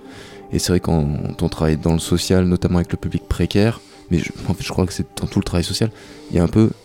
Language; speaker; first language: French; native; French